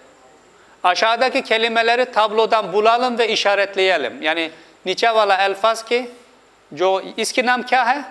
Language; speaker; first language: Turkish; non-native, fluent; Urdu